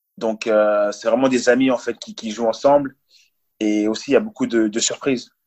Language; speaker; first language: French; early bilingual, other home language; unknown